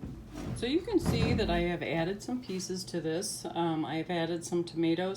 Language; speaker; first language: English; native; English